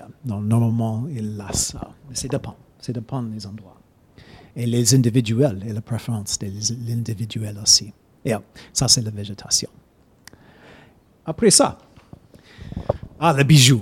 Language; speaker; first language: French; non-native, fluent; English